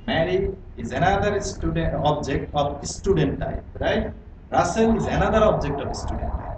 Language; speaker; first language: English; non-native, local second language; Bangla